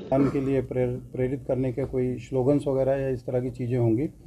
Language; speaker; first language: Hindi; native; Hindi